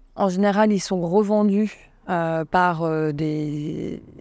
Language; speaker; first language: French; native; French